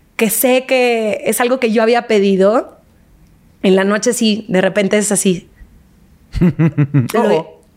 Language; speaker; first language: Spanish; native; Spanish